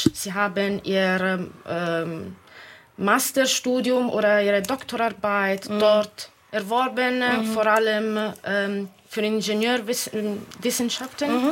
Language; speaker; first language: German; non-native, fluent; Italian